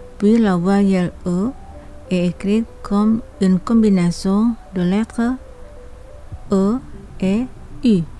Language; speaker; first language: French; non-native, fluent; Indonesian